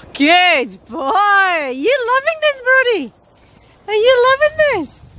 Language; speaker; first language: English; native; English